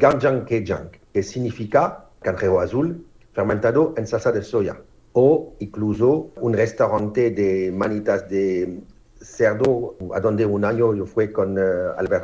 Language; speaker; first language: Spanish; non-native, fluent; French